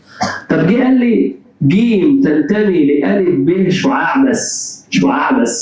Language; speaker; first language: Arabic; native; Arabic